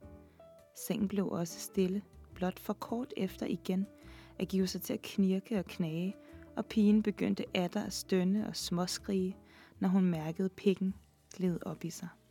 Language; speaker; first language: Danish; native; Danish